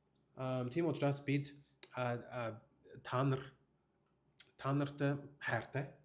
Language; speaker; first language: Mongolian; non-native, learner; English